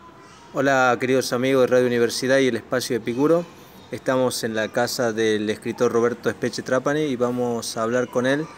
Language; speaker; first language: Spanish; native; Spanish